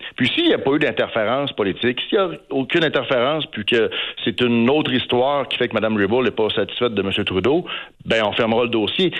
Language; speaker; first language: French; native; French